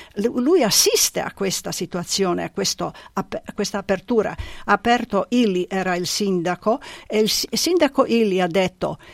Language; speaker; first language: Italian; non-native, fluent; Serbian